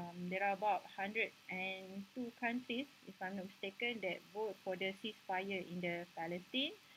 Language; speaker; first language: English; non-native, local second language; Malay